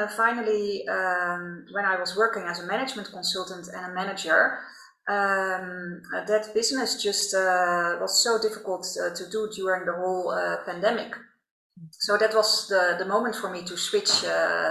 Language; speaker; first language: English; non-native, fluent; Dutch